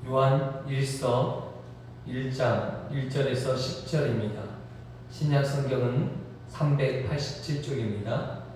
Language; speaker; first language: Korean; native; Korean